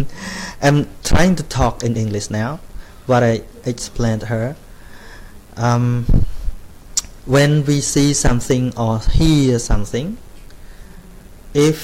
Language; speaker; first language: English; non-native, learner; Khmer